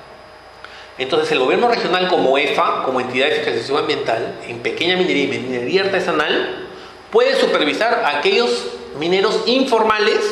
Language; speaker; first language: Spanish; native; Spanish